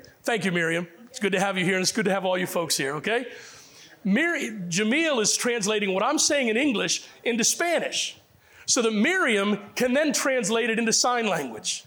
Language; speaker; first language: English; native; English